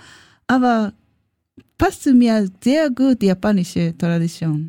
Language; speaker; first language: German; non-native, learner; Japanese